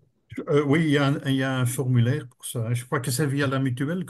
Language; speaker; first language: French; native; French